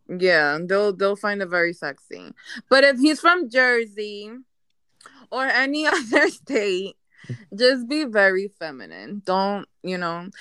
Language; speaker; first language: English; early bilingual, other home language; Spanish